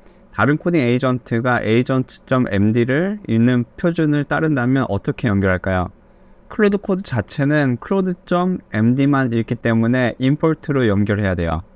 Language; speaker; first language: Korean; native; Korean